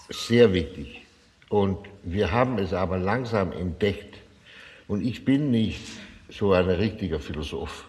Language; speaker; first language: German; non-native, fluent; Danish